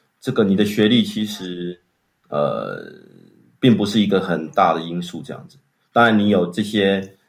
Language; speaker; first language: Chinese; native; Chinese